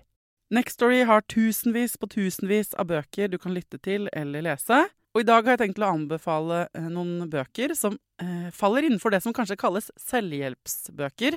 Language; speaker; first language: Norwegian; native; Norwegian